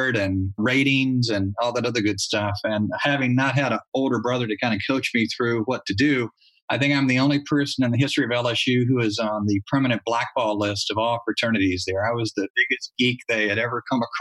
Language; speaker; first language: English; native; English